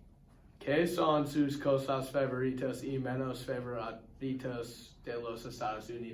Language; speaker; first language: Spanish; non-native, learner; English